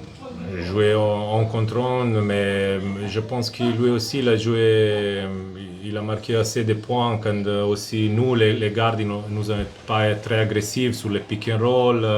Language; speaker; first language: French; non-native, fluent; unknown